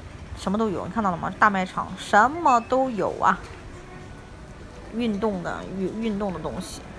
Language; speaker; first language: Chinese; native; Chinese